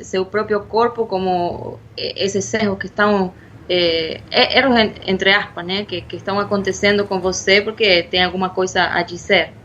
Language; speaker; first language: Portuguese; non-native, fluent; Spanish